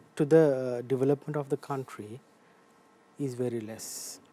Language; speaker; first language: English; non-native, local second language; Sinhala